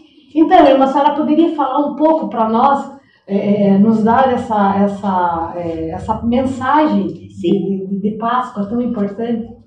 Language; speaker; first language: Portuguese; native; Portuguese